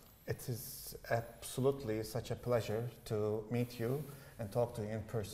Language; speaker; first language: English; non-native, fluent; Turkish